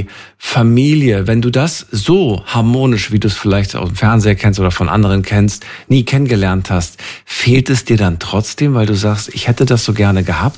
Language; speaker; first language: German; native; German